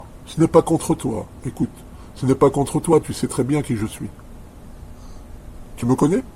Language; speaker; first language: French; native; French